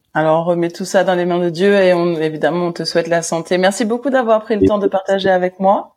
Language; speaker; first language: French; native; French